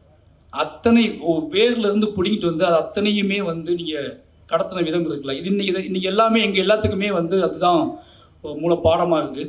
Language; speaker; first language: Tamil; native; Tamil